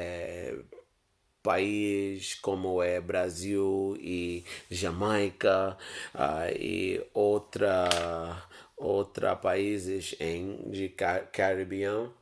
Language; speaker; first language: Portuguese; non-native, learner; English